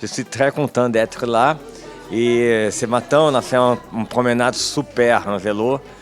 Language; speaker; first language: French; non-native, fluent; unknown